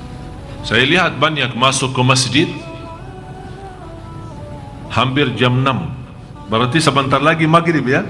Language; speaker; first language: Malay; non-native, fluent; Arabic